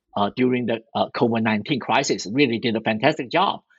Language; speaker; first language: English; non-native, fluent; Chinese